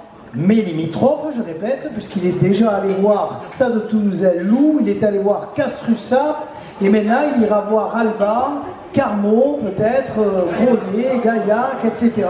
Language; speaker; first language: French; native; French